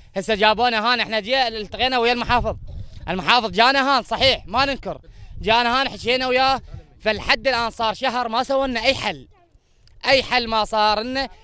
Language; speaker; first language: Arabic; native; Arabic